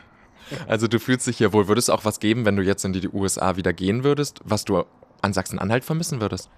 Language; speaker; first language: German; native; German